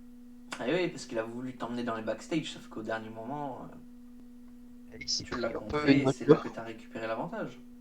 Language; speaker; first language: French; native; French